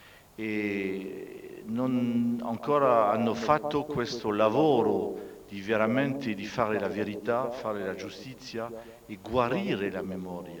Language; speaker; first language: Italian; non-native, fluent; French